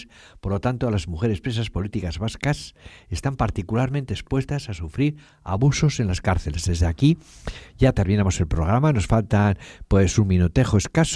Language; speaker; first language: Spanish; native; Spanish